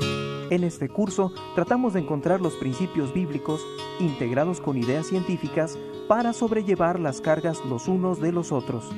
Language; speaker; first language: Spanish; native; Spanish